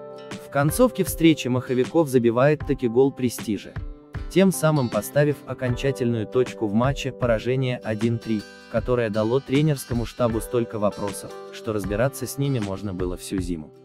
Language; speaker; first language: Russian; native; Russian